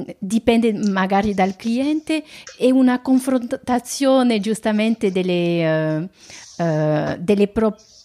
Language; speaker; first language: Italian; non-native, fluent; French